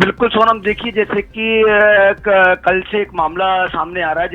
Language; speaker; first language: Hindi; native; Hindi